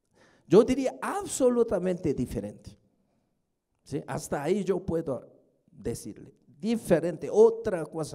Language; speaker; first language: Spanish; non-native, fluent; Korean